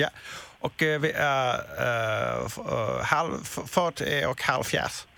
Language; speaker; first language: Swedish; non-native, learner; Danish